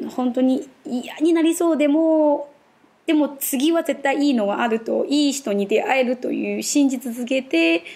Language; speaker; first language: Japanese; non-native, fluent; Chinese